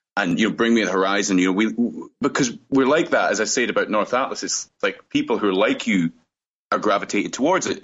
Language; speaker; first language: English; native; English